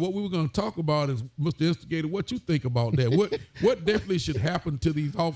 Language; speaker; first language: English; native; English